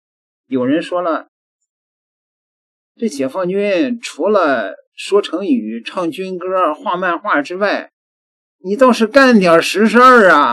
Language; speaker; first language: Chinese; native; Chinese